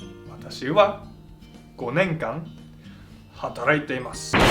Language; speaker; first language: Japanese; non-native, fluent; Filipino